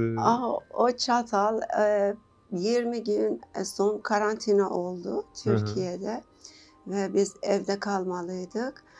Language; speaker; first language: Turkish; non-native, learner; Persian